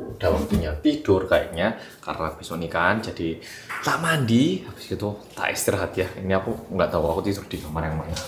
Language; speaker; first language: Indonesian; native; Indonesian